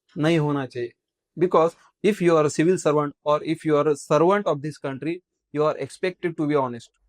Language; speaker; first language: Hindi; non-native, local second language; Marathi